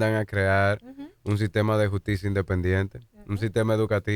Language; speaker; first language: Spanish; native; Spanish